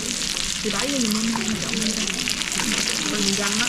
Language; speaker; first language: Korean; non-native, learner; Vietnamese